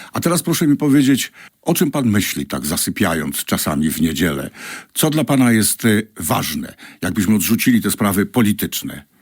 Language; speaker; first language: Polish; native; Polish